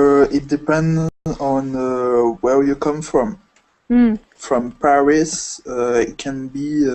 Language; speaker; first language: English; non-native, fluent; French